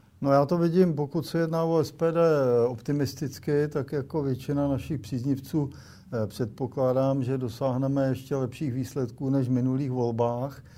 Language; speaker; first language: Czech; native; Czech